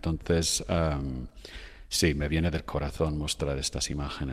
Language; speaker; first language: Spanish; non-native, fluent; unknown